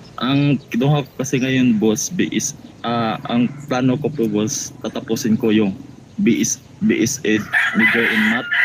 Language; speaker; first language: Filipino; non-native, local second language; Cebuano